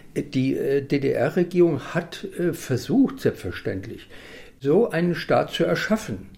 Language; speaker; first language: German; native; German